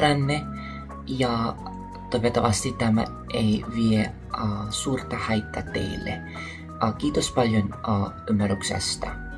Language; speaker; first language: Finnish; non-native, learner; Filipino